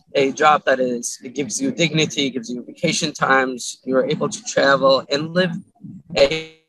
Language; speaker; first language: English; early bilingual, other home language; Arabic